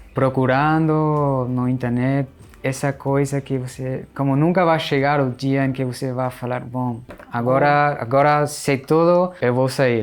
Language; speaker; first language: Portuguese; non-native, fluent; German